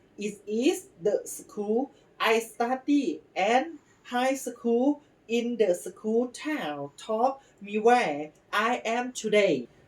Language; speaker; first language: English; non-native, learner; Thai